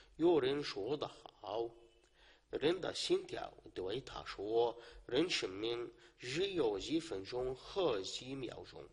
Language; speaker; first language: Chinese; non-native, learner; Arabic